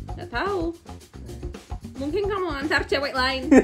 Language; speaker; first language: Indonesian; non-native, fluent; English